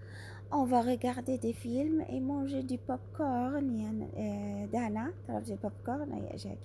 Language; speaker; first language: French; non-native, learner; Arabic